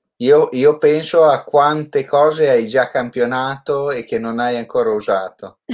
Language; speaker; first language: Italian; native; Italian